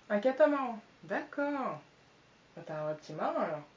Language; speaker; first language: French; native; French